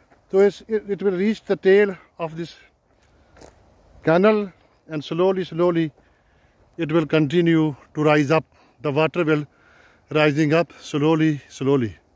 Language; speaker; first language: Urdu; non-native, local second language; Punjabi